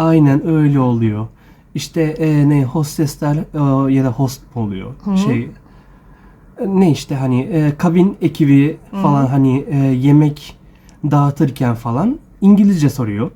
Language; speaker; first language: Turkish; non-native, fluent; Japanese